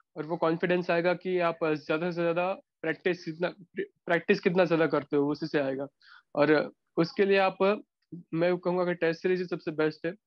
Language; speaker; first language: Hindi; non-native, local second language; Gujarati